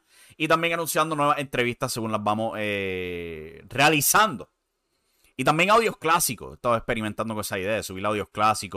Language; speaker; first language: Spanish; native; Spanish